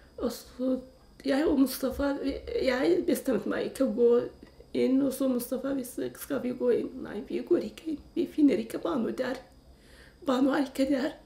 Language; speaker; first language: Norwegian; non-native, learner; Kurdish